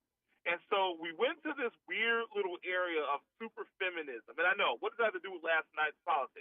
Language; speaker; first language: English; native; English